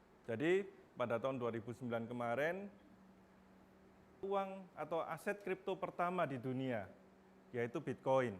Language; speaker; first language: Indonesian; native; Indonesian